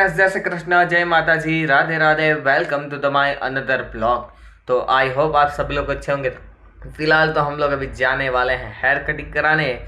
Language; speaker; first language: Hindi; non-native, local second language; Gujarati